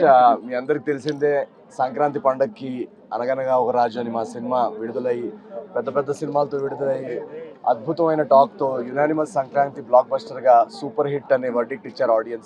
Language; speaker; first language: Telugu; native; Telugu